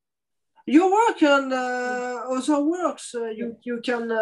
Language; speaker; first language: English; non-native, fluent; French